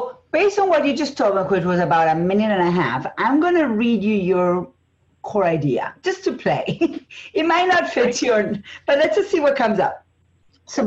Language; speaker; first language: English; non-native, fluent; Spanish